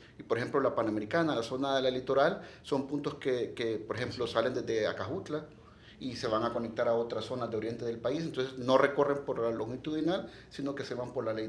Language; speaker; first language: Spanish; native; Spanish